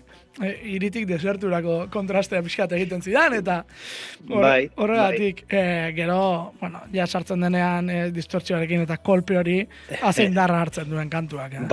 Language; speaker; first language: Basque; native; Basque